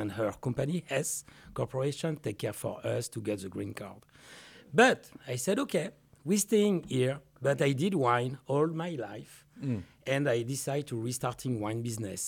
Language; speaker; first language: English; non-native, learner; French